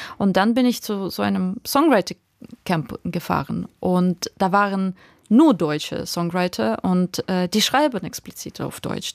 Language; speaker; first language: German; non-native, fluent; Ukrainian